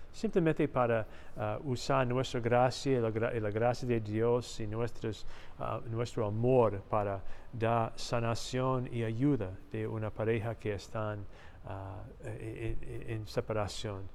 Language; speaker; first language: Spanish; non-native, learner; English